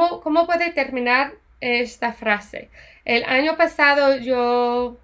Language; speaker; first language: Spanish; non-native, fluent; English